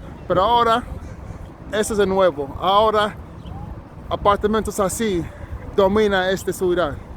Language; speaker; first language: Spanish; non-native, learner; English